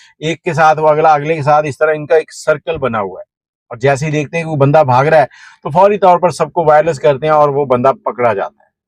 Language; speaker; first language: Urdu; non-native, local second language; Punjabi